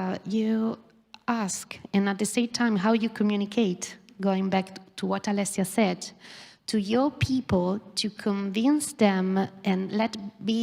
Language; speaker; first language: English; non-native, fluent; Italian